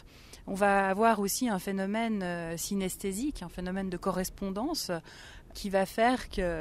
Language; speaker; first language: French; native; French